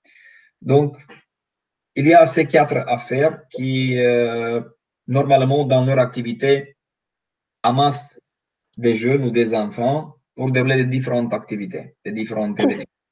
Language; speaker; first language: French; non-native, fluent; Romanian